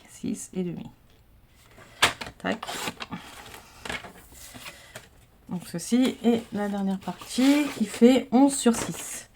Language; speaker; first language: French; native; French